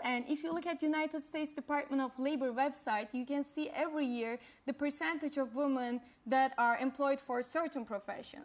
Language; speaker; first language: English; non-native, fluent; Turkish